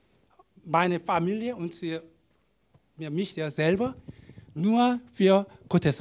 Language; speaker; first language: German; non-native, learner; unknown